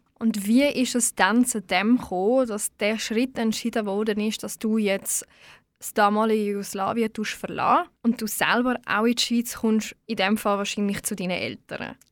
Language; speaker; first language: German; early bilingual, other home language; Swiss German